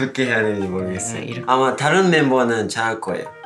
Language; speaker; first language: Korean; non-native, fluent; Japanese